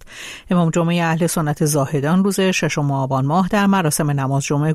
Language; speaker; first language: Persian; native; Persian